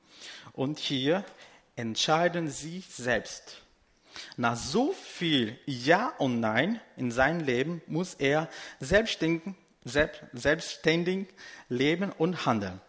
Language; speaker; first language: German; non-native, fluent; Portuguese